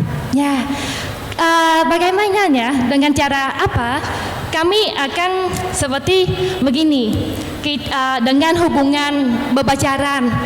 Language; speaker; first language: Indonesian; non-native, learner; Vietnamese